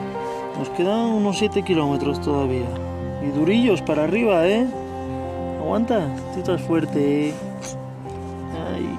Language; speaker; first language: Spanish; native; Spanish